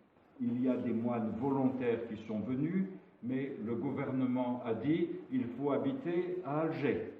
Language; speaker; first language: French; non-native, local second language; Arabic